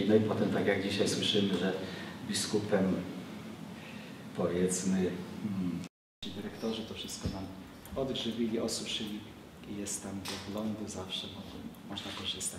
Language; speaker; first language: Polish; native; Polish